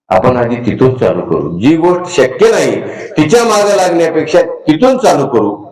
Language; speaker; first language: Marathi; native; Marathi